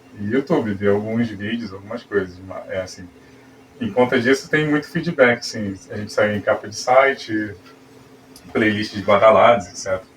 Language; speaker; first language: Portuguese; native; Portuguese